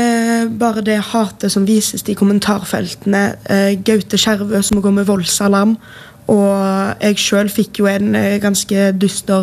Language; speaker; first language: Norwegian; native; Norwegian